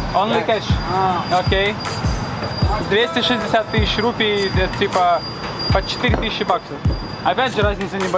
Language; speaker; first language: Russian; native; Russian